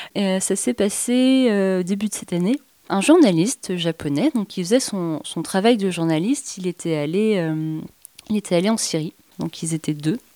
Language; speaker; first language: French; native; French